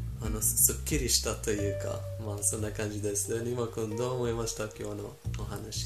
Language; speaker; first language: Japanese; non-native, fluent; Persian